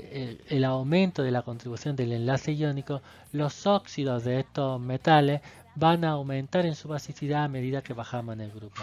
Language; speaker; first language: Spanish; native; Spanish